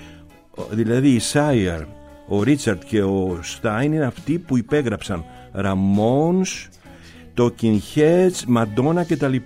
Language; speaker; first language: Greek; native; Greek